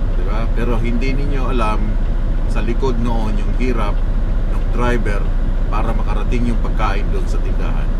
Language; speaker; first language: Filipino; native; Filipino